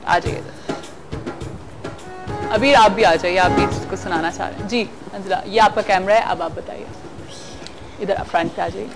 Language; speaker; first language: Urdu; native; Urdu